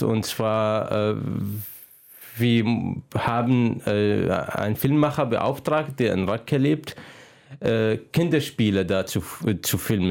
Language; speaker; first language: German; non-native, fluent; Arabic